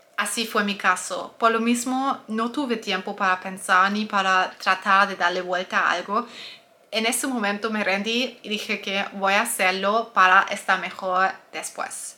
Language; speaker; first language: Spanish; non-native, fluent; German